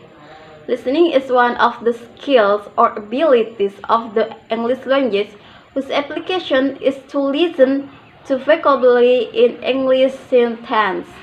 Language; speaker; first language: English; non-native, learner; Indonesian